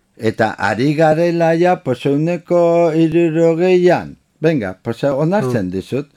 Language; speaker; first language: Basque; non-native, local second language; Spanish